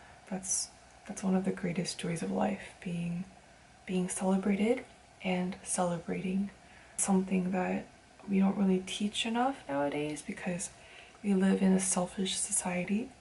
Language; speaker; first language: English; early bilingual, other home language; Korean